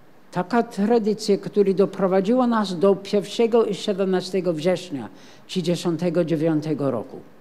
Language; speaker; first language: Polish; non-native, fluent; English